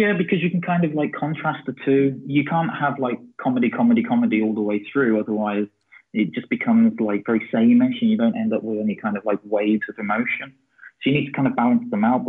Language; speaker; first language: English; native; English